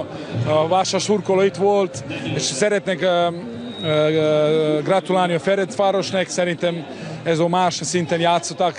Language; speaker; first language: Hungarian; non-native, learner; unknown